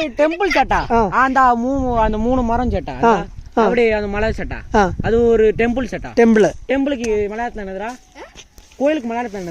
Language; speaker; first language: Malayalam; non-native, local second language; Tamil